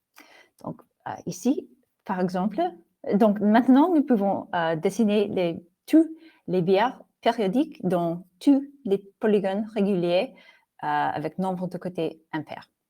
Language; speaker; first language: French; non-native, fluent; English